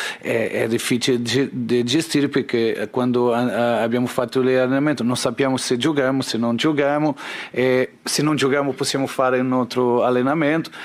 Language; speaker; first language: Italian; non-native, learner; Portuguese